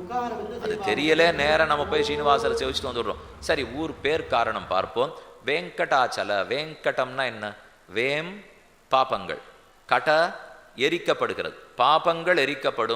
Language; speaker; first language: Tamil; native; Tamil